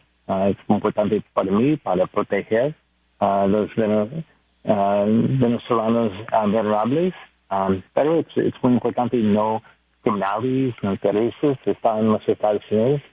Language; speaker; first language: Spanish; non-native, learner; English